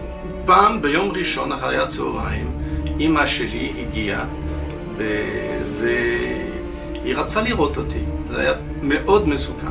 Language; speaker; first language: Hebrew; non-native, fluent; French